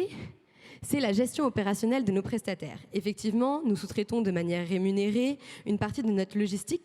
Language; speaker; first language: French; native; French